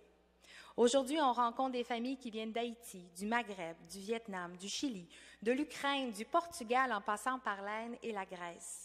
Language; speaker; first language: French; native; French